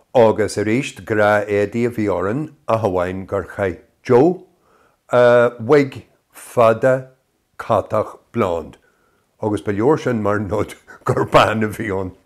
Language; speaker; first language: Irish; native; Irish